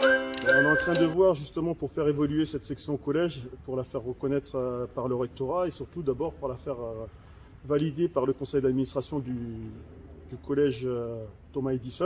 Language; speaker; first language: French; native; French